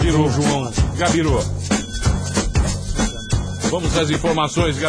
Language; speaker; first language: Portuguese; native; Portuguese